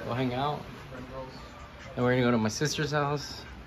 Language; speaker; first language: English; early bilingual, other home language; Spanish